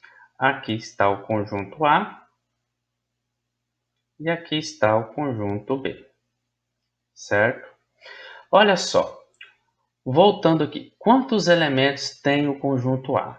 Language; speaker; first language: Portuguese; native; Portuguese